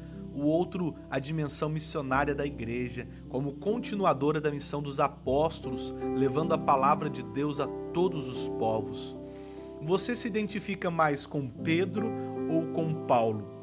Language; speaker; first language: Portuguese; native; Portuguese